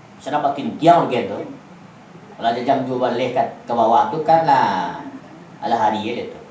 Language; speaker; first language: Malay; non-native, local second language; Minangkabau